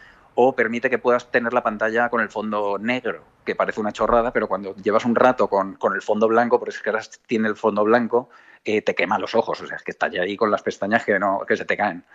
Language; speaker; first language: Spanish; native; Spanish